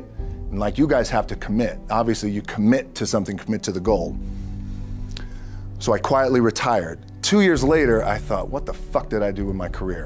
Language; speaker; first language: English; native; English